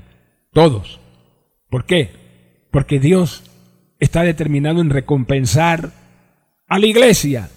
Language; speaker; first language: Spanish; native; Spanish